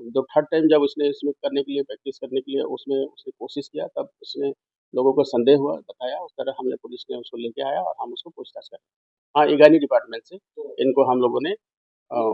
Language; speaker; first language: Hindi; non-native, local second language; Assamese